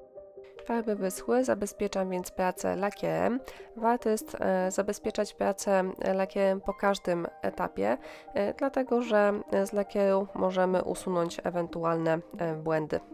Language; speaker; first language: Polish; native; Polish